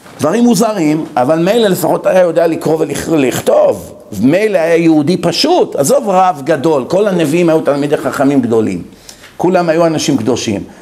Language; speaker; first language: Hebrew; native; Hebrew